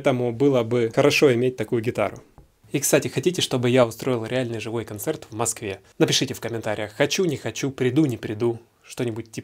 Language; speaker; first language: Russian; native; Russian